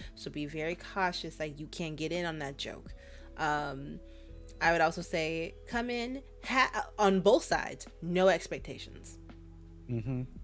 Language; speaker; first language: English; native; English